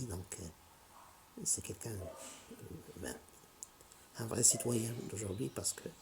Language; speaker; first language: French; non-native, local second language; Arabic